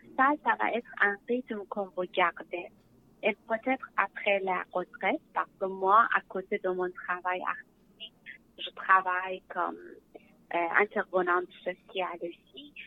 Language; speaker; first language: French; non-native, learner; Persian